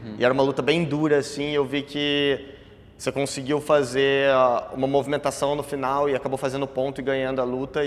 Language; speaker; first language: Portuguese; native; Portuguese